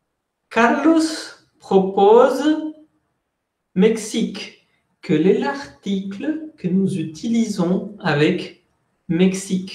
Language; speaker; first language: French; non-native, fluent; Spanish